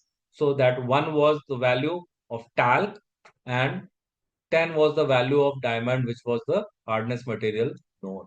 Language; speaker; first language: English; non-native, local second language; Hindi